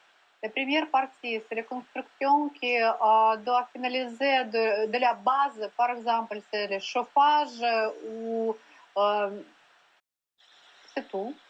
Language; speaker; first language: French; non-native, learner; Russian